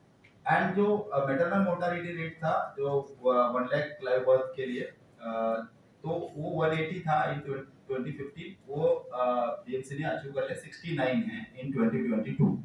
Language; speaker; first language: Hindi; non-native, local second language; Marathi